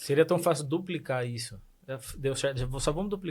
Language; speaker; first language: Portuguese; native; Portuguese